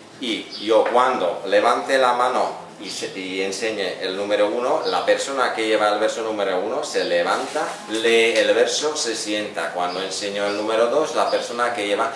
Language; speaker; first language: Spanish; non-native, fluent; Czech